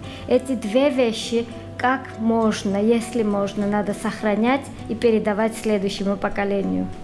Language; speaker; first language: Russian; non-native, fluent; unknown